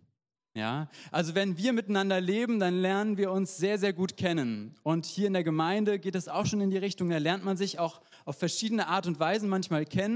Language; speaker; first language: German; native; German